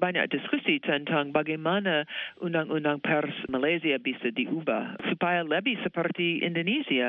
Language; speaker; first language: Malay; non-native, fluent; English